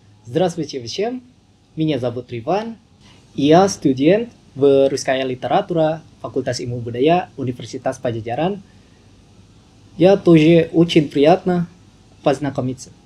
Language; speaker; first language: Russian; non-native, learner; Indonesian